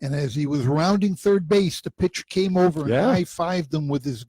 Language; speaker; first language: English; native; English